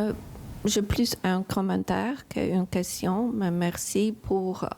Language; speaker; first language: French; non-native, fluent; Ukrainian